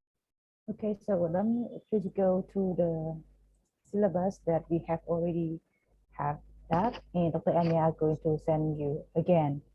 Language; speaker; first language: English; non-native, fluent; Khmer